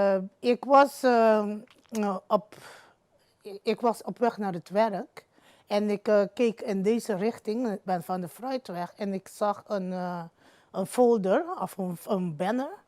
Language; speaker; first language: Dutch; non-native, local second language; Papiamento